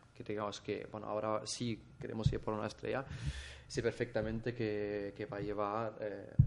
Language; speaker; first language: Spanish; non-native, fluent; German